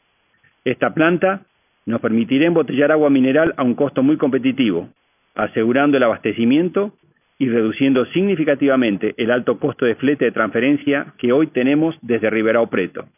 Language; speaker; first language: Spanish; native; Spanish